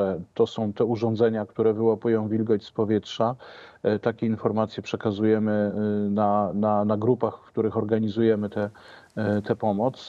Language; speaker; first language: Polish; native; Polish